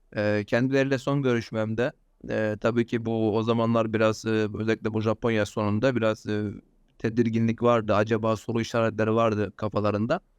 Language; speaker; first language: Turkish; early bilingual, heritage; Turkish